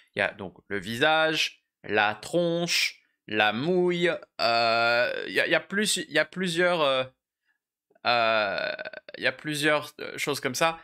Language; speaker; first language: French; native; French